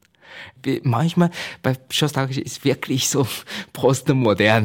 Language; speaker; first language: German; non-native, fluent; Chinese